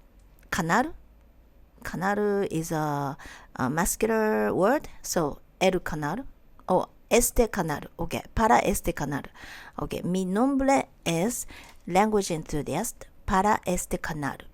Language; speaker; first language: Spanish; non-native, learner; Japanese